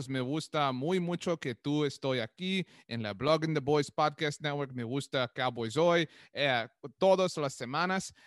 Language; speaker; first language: Spanish; non-native, learner; English